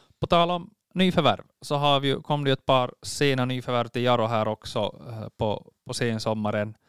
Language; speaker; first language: Swedish; native; Swedish